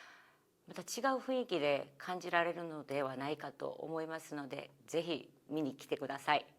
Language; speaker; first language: Japanese; non-native, fluent; Korean